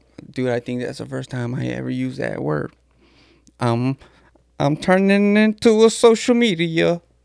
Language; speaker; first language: English; early bilingual, other home language; Spanish